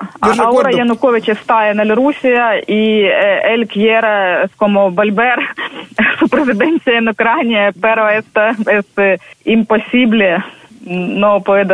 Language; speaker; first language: Spanish; non-native, fluent; Ukrainian